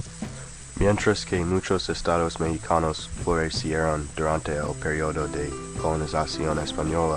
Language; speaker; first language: Spanish; non-native, learner; English